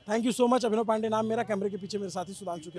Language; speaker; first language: Hindi; native; Hindi